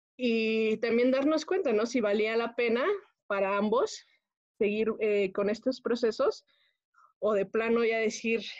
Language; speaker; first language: Spanish; native; Spanish